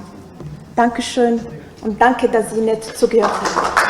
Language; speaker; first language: German; non-native, fluent; Arabic